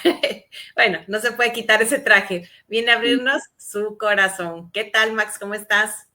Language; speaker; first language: Spanish; native; Spanish